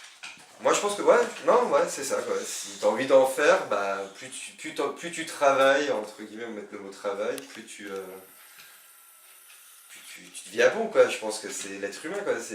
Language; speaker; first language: French; native; French